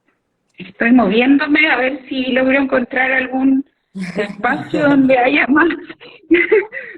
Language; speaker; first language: Spanish; native; Spanish